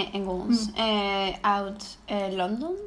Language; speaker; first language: Dutch; non-native, learner; Spanish